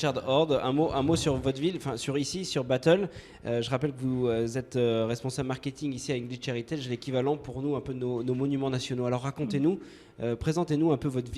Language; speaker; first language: French; native; French